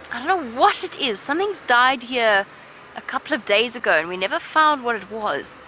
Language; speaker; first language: English; native; English